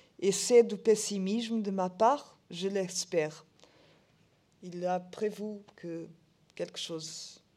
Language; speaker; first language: French; non-native, learner; Portuguese